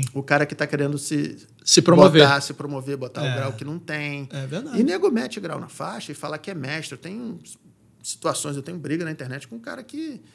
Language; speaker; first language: Portuguese; native; Portuguese